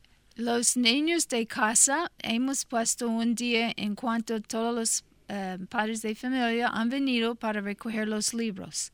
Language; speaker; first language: Spanish; non-native, fluent; English